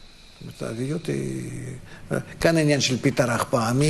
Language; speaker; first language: Hebrew; non-native, fluent; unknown